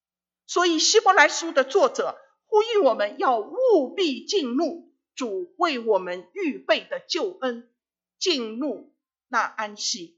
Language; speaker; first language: Chinese; native; Chinese